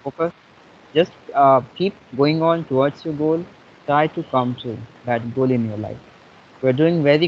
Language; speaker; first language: English; non-native, fluent; Hindi